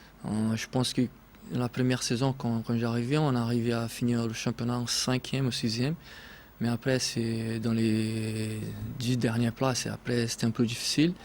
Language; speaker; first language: French; non-native, fluent; Portuguese